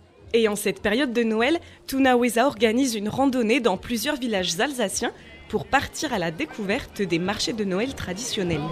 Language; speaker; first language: French; native; French